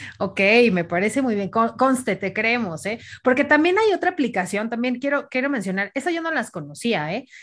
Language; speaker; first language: Spanish; native; Spanish